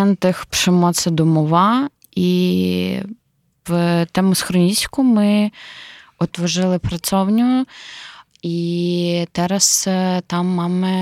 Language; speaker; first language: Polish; non-native, learner; Ukrainian